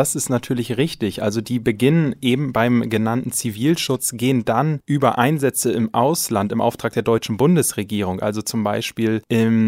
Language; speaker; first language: German; native; German